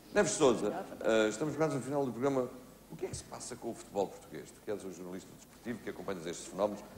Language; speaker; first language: Portuguese; native; Portuguese